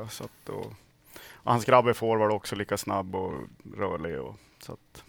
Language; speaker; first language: Swedish; native; Swedish